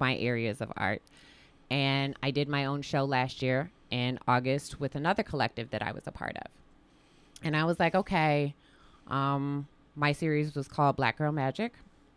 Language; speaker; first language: English; native; English